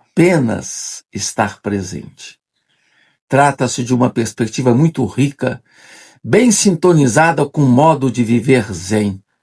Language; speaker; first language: Portuguese; native; Portuguese